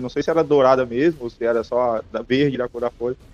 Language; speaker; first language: Portuguese; native; Portuguese